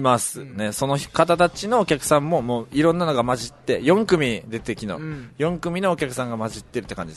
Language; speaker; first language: Japanese; native; Japanese